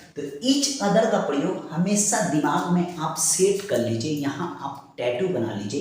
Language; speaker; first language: Hindi; native; Hindi